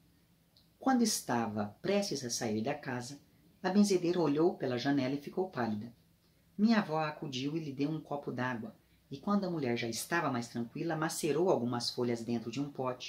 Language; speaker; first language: Portuguese; native; Portuguese